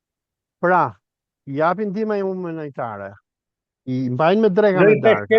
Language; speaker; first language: Albanian; native; Albanian